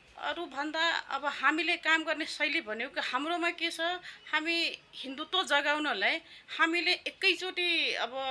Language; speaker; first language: Nepali; non-native, local second language; Maithili